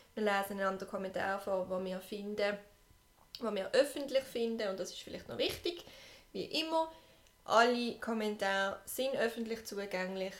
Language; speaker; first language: German; native; German